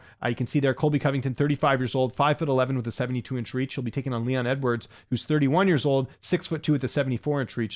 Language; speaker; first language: English; native; English